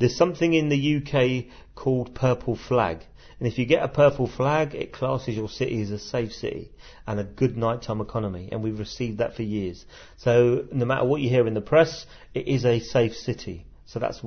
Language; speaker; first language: English; native; English